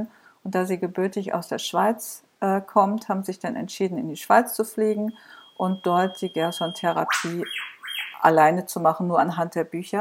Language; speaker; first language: German; native; German